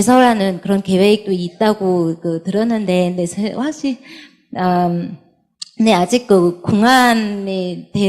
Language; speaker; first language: Korean; non-native, fluent; Vietnamese